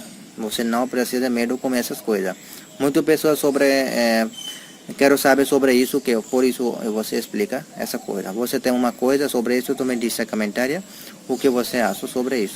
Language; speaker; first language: Portuguese; non-native, learner; Hindi